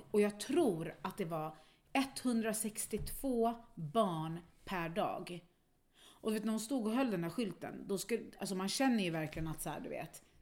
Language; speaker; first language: Swedish; native; Swedish